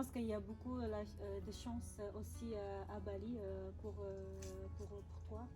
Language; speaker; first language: French; non-native, learner; Indonesian